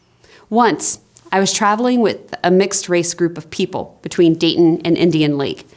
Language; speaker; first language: English; native; English